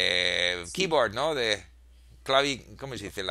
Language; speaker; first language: Spanish; non-native, fluent; English